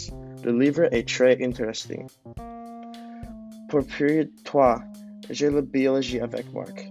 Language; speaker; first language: French; non-native, learner; English